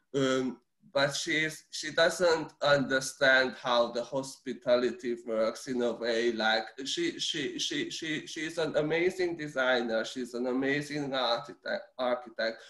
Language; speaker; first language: English; early bilingual, other home language; Hungarian